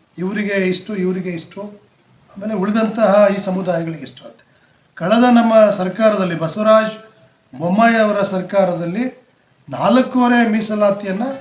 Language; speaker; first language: Kannada; non-native, local second language; Lambadi